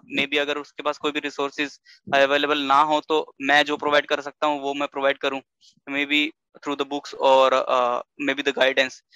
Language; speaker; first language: Hindi; native; Hindi